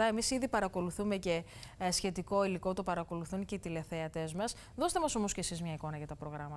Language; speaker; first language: Greek; native; Greek